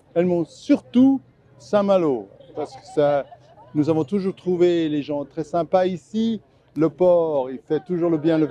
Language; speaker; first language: French; non-native, fluent; English